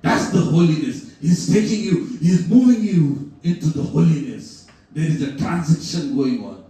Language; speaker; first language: English; non-native, local second language; Marathi